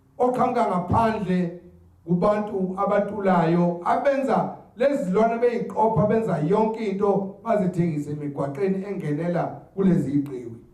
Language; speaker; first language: Zulu; native; Zulu